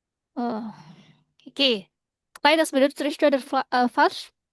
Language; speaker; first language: German; non-native, fluent; Indonesian